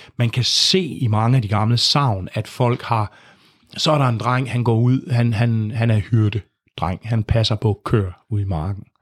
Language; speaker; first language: Danish; native; Danish